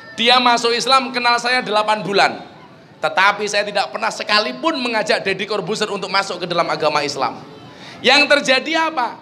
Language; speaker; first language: Indonesian; non-native, local second language; Javanese